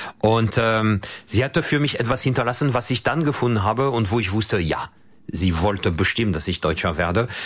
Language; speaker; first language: German; non-native, fluent; French